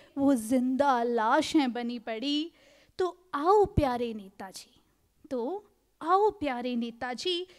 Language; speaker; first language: Hindi; native; Hindi